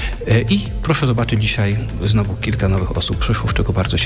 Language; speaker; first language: Polish; native; Polish